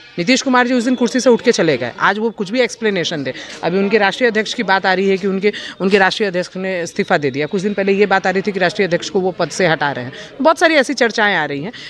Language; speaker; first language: Hindi; native; Hindi